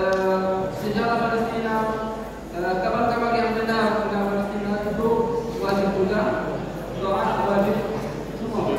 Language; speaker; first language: Indonesian; non-native, learner; Arabic